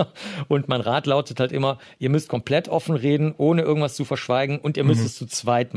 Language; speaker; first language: German; native; German